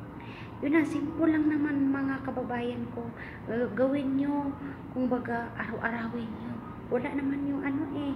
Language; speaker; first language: Filipino; non-native, local second language; Cebuano